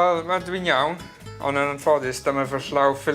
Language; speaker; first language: Welsh; non-native, learner; English